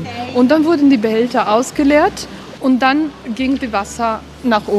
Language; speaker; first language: German; non-native, local second language; Italian